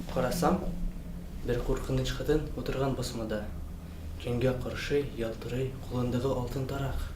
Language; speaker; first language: Tatar; non-native, learner; Russian